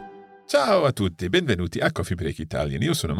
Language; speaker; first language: Italian; non-native, fluent; English